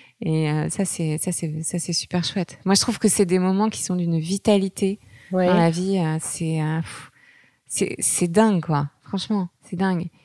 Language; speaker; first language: French; native; French